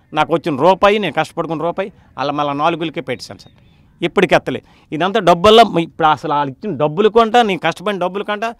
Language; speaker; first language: Telugu; native; Telugu